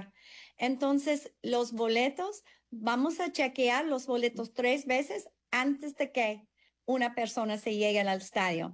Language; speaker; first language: Spanish; non-native, fluent; English